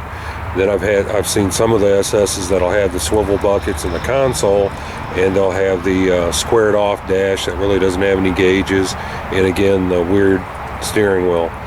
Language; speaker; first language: English; native; English